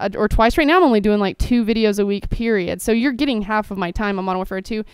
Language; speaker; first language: English; native; English